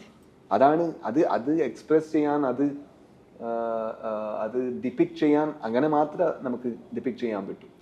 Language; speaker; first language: Malayalam; non-native, learner; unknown